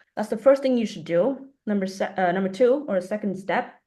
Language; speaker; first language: English; non-native, fluent; Vietnamese